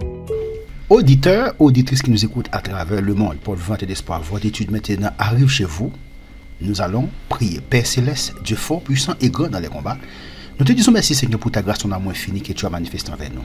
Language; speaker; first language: French; non-native, local second language; Haitian Creole